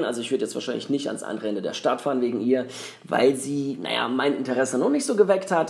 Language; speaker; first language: German; native; German